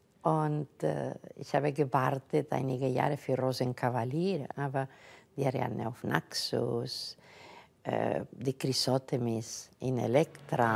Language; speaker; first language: German; non-native, fluent; Catalan